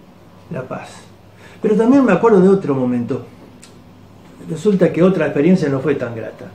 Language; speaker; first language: Spanish; native; Spanish